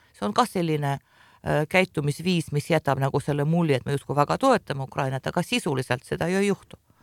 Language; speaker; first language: Estonian; non-native, local second language; Russian